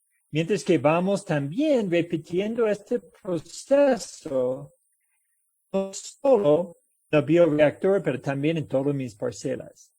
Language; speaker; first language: Spanish; non-native, fluent; English